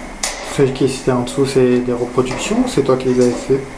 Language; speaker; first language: French; native; French